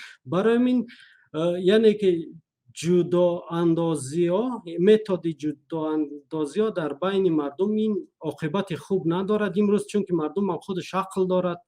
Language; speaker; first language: Persian; non-native, local second language; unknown